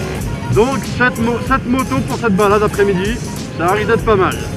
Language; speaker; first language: French; native; French